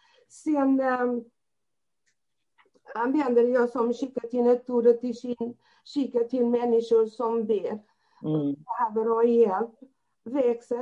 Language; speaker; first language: Swedish; non-native, fluent; Portuguese